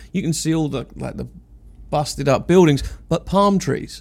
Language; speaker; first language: English; native; English